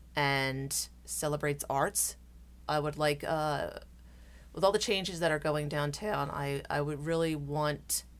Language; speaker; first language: English; native; English